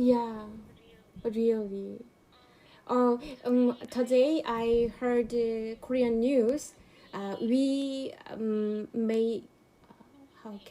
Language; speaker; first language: English; non-native, learner; Korean